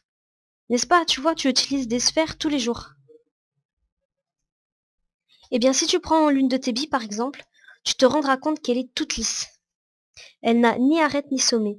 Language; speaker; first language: French; native; French